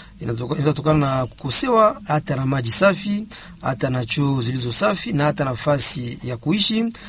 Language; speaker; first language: Swahili; native; Swahili